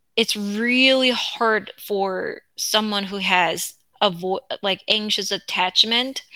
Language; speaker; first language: English; non-native, fluent; Korean